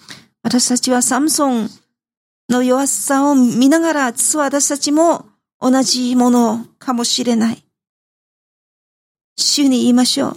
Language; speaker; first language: Japanese; non-native, fluent; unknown